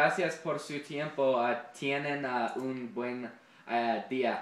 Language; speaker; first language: Spanish; non-native, learner; English